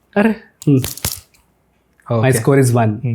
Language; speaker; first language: Telugu; native; Telugu